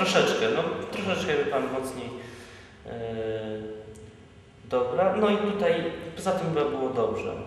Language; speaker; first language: Polish; native; Polish